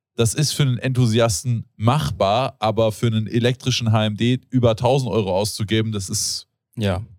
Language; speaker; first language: German; native; German